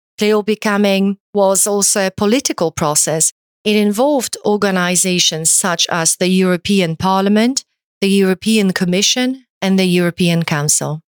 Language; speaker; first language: English; non-native, fluent; Polish